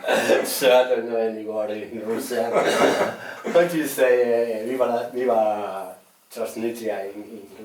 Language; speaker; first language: English; non-native, learner; Spanish